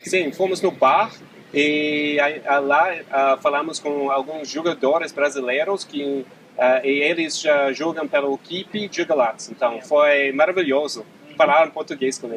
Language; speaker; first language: Portuguese; non-native, fluent; English